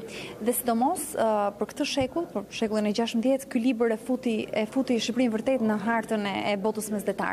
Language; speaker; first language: Albanian; native; Albanian